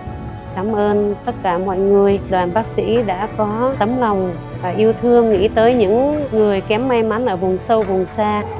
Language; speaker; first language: Vietnamese; native; Vietnamese